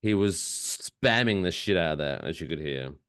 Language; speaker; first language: English; native; English